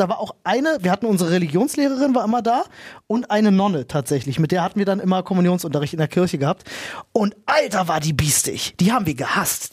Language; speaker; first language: German; native; German